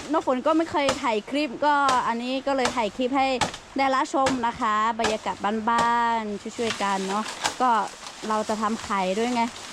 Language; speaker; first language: Thai; non-native, local second language; Lahu